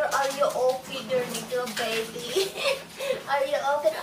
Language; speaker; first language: English; non-native, learner; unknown